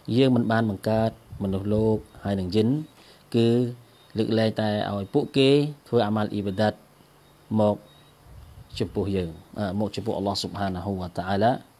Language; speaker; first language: Khmer; non-native, local second language; Eastern Cham